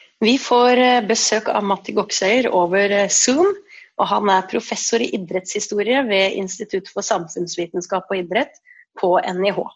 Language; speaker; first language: Norwegian; native; Norwegian